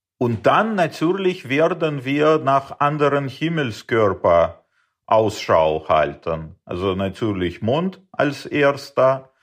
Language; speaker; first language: German; non-native, fluent; Russian